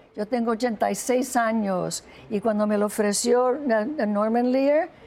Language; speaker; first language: Spanish; native; Spanish